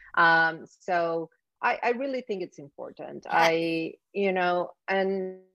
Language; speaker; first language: English; non-native, fluent; Spanish